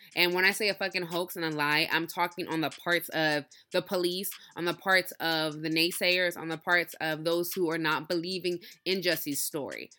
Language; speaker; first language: English; early bilingual, other home language; Yoruba